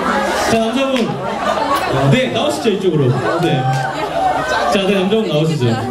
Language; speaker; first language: Korean; native; Korean